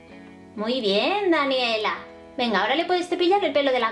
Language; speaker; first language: Spanish; native; Spanish